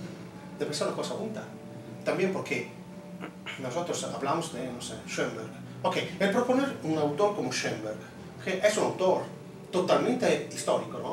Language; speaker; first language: Spanish; non-native, fluent; Italian